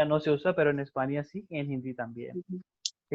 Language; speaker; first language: Spanish; non-native, fluent; Hindi